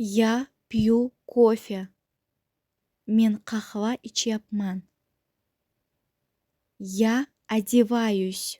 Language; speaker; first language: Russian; non-native, local second language; Uzbek